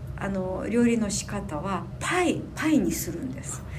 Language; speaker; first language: Japanese; non-native, fluent; Russian